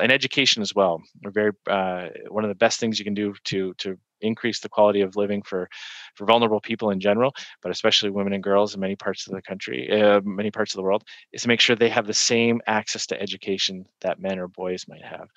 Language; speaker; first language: English; native; English